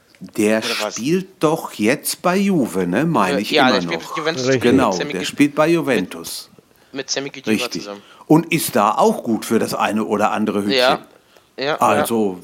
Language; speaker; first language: German; native; German